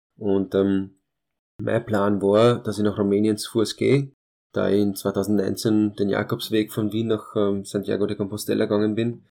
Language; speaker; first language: German; early bilingual, other home language; Hungarian